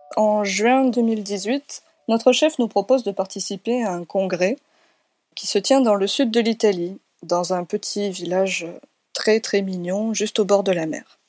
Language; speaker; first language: French; native; French